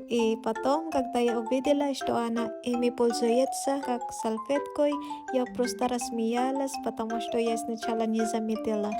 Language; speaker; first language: Russian; non-native, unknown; Waray